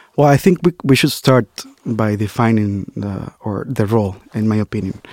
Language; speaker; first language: English; non-native, fluent; Spanish